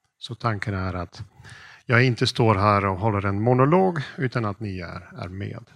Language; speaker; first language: Swedish; non-native, fluent; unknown